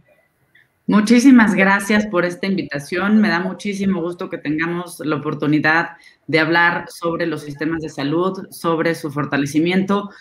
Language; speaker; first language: Spanish; native; Spanish